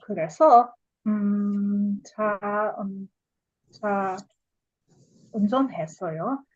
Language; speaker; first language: Korean; non-native, learner; English